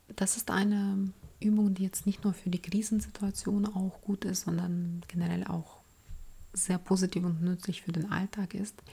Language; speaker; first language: German; non-native, fluent; Ukrainian